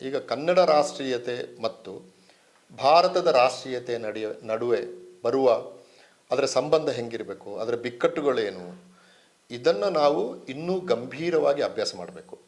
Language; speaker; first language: Kannada; native; Kannada